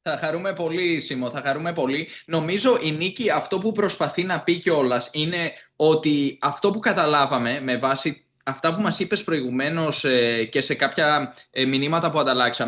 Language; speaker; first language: Greek; native; Greek